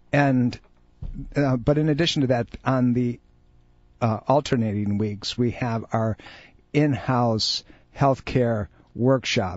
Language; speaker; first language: English; native; English